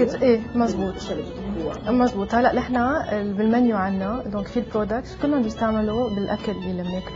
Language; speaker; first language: Arabic; native; Arabic